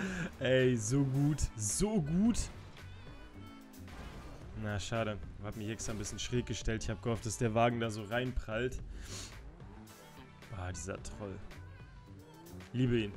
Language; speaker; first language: German; native; German